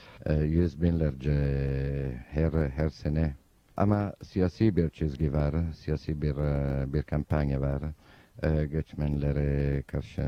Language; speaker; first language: Turkish; non-native, fluent; Italian